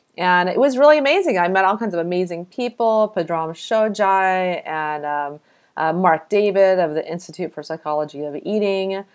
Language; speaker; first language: English; native; English